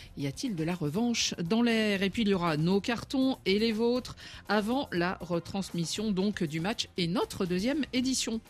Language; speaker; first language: French; native; French